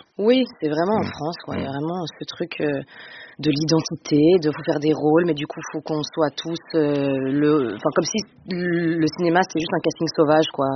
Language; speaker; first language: French; non-native, local second language; Dutch